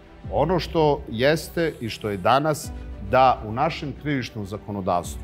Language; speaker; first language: Serbian; native; Serbian